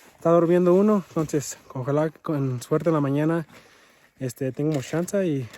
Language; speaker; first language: Spanish; early bilingual, other home language; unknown